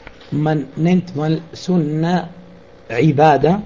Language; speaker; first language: German; non-native, fluent; Arabic